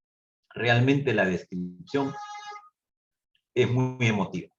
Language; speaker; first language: Spanish; native; Spanish